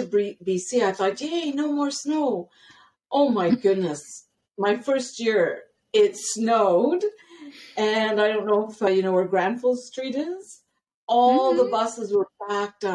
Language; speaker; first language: English; native; English